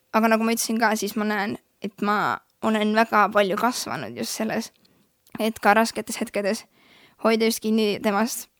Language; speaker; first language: Estonian; native; Estonian